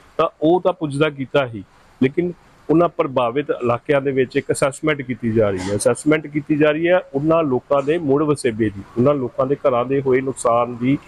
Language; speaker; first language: Punjabi; native; Punjabi